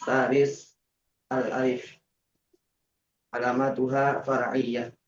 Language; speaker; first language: Arabic; non-native, learner; Indonesian